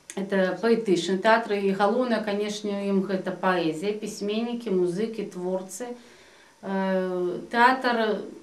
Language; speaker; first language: Belarusian; non-native, local second language; Russian